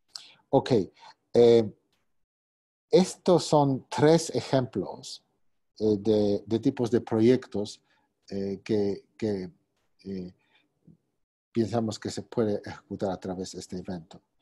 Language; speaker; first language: Spanish; non-native, fluent; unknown